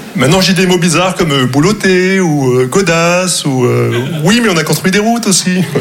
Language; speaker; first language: French; non-native, local second language; Arabic